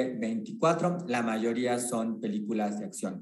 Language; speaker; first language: Spanish; native; Spanish